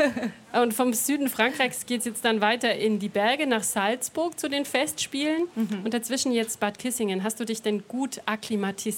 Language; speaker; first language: German; native; German